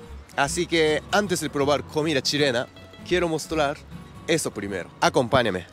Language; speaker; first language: Spanish; non-native, learner; Japanese